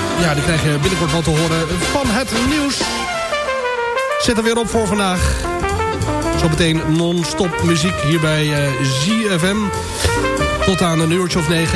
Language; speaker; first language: Dutch; native; Dutch